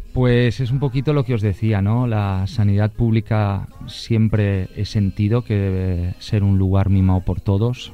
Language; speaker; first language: Spanish; native; Spanish